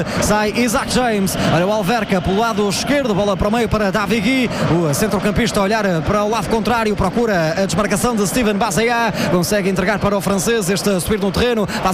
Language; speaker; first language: Portuguese; native; Portuguese